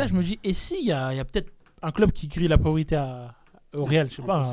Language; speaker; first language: French; native; French